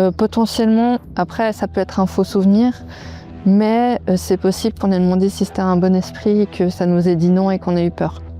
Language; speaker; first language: French; native; French